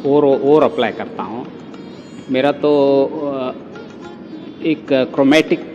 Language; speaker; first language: Hindi; non-native, local second language; Kannada